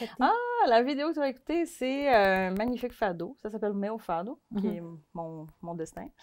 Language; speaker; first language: French; non-native, fluent; Portuguese